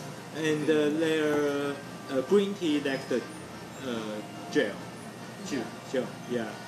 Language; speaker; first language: English; non-native, learner; Chinese